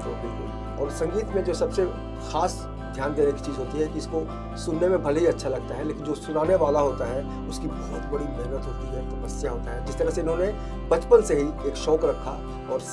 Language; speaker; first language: Hindi; native; Hindi